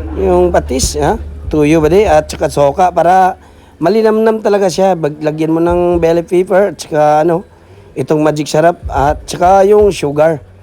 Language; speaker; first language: Filipino; non-native, local second language; Cebuano